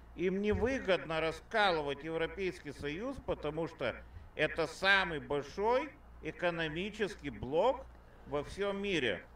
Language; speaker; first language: Russian; non-native, local second language; Lithuanian